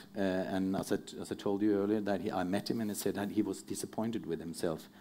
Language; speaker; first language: English; non-native, fluent; Norwegian